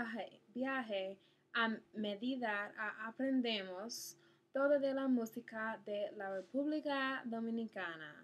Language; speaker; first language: Spanish; non-native, learner; English